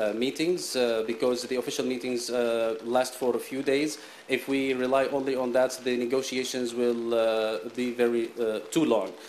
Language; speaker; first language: English; non-native, fluent; Arabic